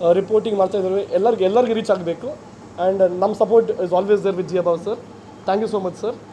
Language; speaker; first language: Kannada; non-native, local second language; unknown